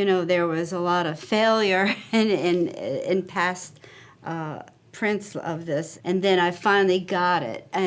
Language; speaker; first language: English; native; English